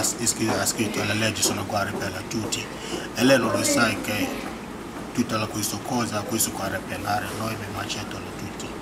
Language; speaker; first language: Italian; non-native, learner; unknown